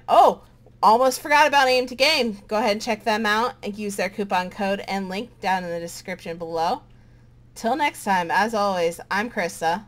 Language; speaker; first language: English; native; English